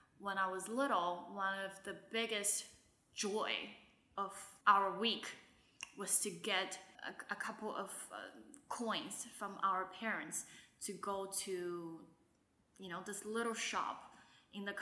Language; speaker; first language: English; non-native, local second language; Wu Chinese